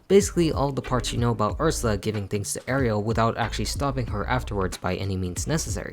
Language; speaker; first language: English; native; English